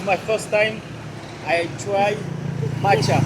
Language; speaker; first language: English; non-native, learner; French